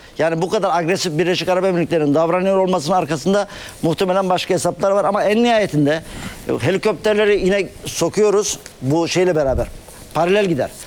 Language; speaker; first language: Turkish; native; Turkish